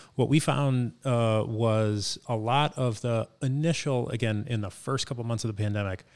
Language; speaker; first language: English; native; English